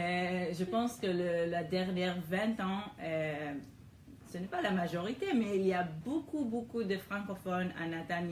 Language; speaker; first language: French; non-native, learner; Hebrew